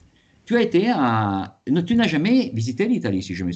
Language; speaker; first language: French; non-native, fluent; Italian